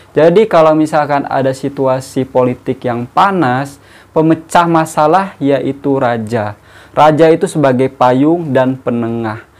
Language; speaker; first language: Indonesian; native; Indonesian